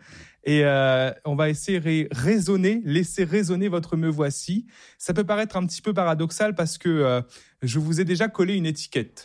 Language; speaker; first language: French; native; French